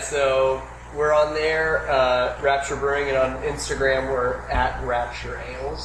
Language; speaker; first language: English; native; English